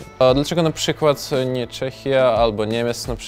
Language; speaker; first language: Polish; non-native, learner; Ukrainian